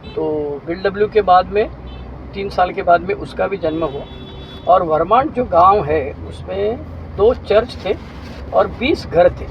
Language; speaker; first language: Hindi; non-native, local second language; Marathi